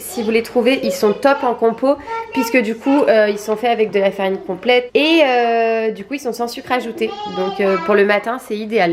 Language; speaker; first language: French; native; French